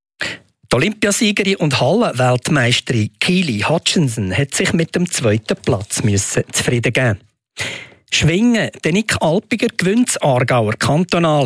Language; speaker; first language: German; native; German